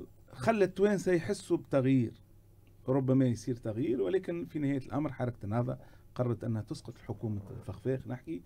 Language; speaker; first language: Arabic; native; Arabic